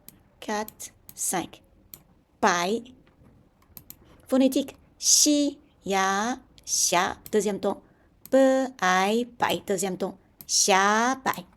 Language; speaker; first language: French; non-native, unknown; Chinese